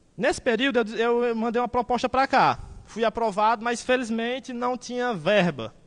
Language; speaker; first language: Portuguese; native; Portuguese